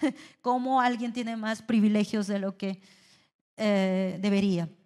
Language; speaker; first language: Spanish; native; Spanish